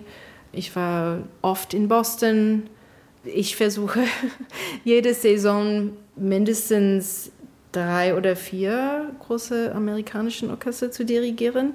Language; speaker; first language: German; non-native, fluent; English